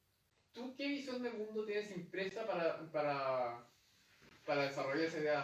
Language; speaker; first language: Spanish; native; Spanish